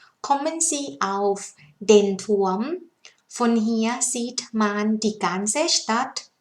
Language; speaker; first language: German; non-native, learner; Thai